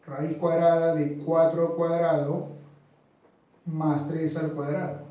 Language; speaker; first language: Spanish; native; Spanish